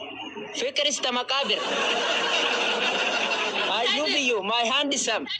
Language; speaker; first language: English; non-native, learner; Oromo